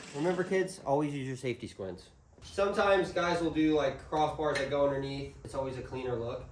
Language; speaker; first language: English; native; English